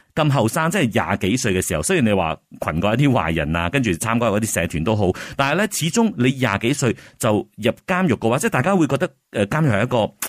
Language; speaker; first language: Cantonese; native; Cantonese